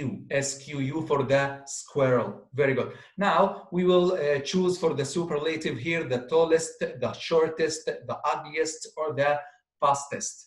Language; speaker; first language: English; non-native, fluent; Arabic